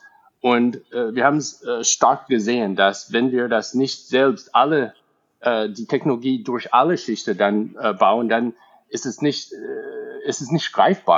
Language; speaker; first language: German; non-native, fluent; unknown